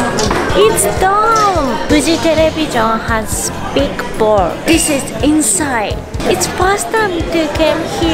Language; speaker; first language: English; non-native, learner; Japanese